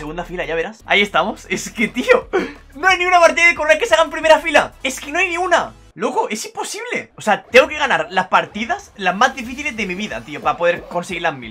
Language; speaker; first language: Spanish; native; Spanish